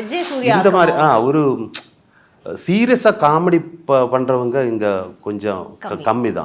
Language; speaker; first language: Tamil; non-native, learner; Malayalam